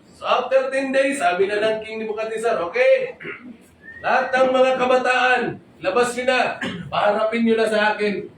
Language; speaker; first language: Filipino; non-native, local second language; Cebuano